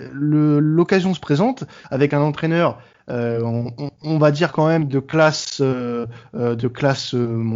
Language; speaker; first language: French; native; French